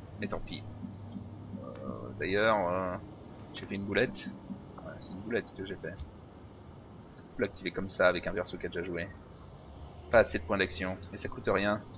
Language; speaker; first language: French; native; French